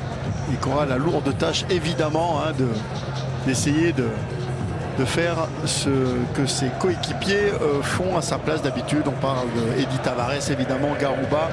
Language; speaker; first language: French; native; French